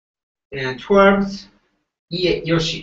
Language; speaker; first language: English; non-native, learner; Japanese